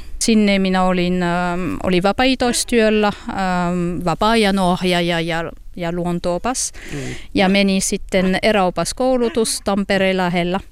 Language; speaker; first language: Finnish; non-native, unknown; French